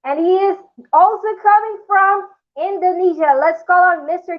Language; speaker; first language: English; non-native, local second language; Filipino